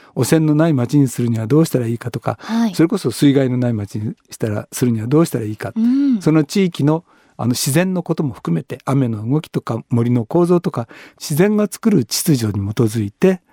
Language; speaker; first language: Japanese; native; Japanese